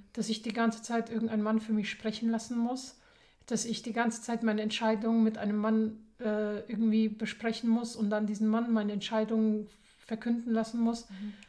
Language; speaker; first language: German; early bilingual, other home language; Persian